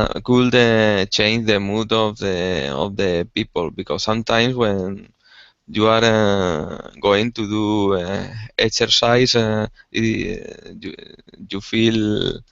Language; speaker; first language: English; non-native, learner; Spanish